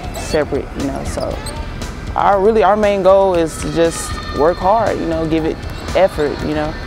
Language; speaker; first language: English; native; English